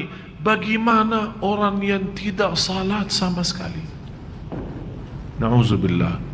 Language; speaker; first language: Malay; non-native, fluent; Arabic